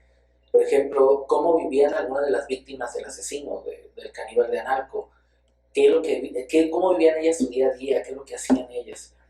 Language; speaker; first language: Spanish; native; Spanish